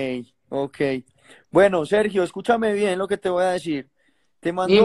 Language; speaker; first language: Spanish; native; Spanish